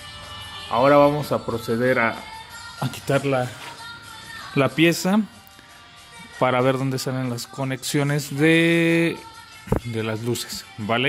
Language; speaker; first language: Spanish; native; Spanish